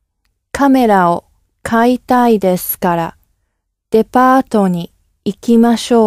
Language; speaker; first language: Japanese; non-native, learner; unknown